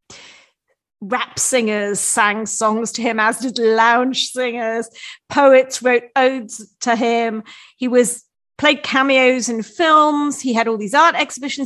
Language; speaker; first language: English; native; English